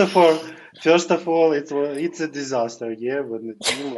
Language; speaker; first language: English; non-native, fluent; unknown